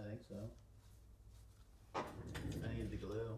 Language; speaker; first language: English; native; English